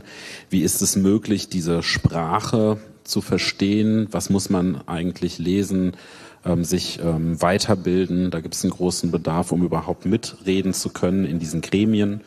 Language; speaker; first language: German; native; German